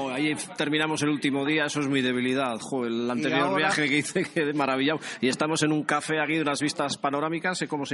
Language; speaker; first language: Spanish; native; Spanish